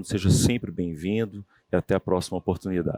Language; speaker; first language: Portuguese; native; Portuguese